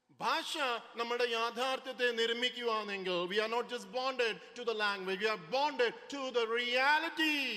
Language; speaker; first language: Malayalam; early bilingual, heritage; Malayalam